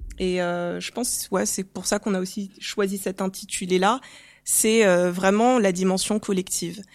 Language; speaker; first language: French; early bilingual, other home language; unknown